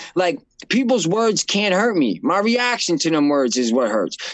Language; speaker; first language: English; native; English